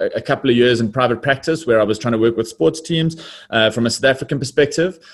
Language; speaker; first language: English; native; English